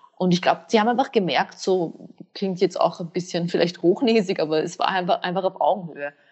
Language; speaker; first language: German; early bilingual, other home language; Bosnian